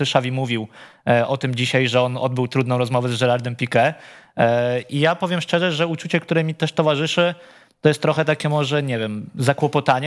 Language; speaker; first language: Polish; native; Polish